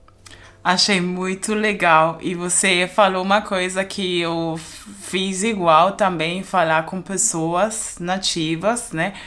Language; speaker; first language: Portuguese; non-native, fluent; German